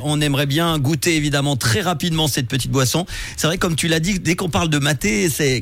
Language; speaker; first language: French; native; French